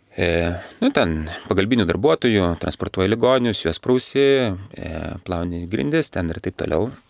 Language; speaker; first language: Lithuanian; native; Lithuanian